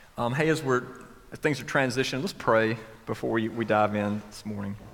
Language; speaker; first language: English; native; English